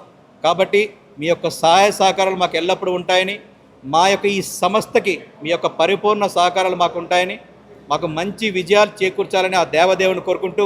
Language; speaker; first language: Telugu; native; Telugu